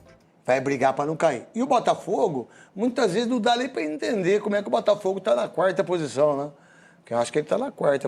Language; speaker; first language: Portuguese; native; Portuguese